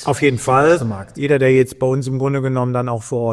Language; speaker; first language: German; native; German